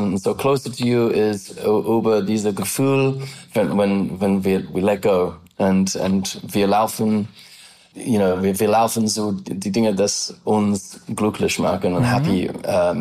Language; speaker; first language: German; non-native, learner; English